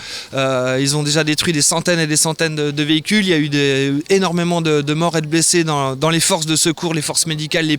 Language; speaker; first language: French; native; French